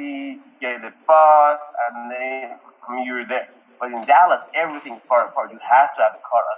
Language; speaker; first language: English; non-native, fluent; Persian